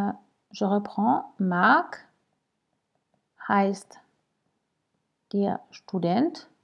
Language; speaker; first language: German; non-native, fluent; French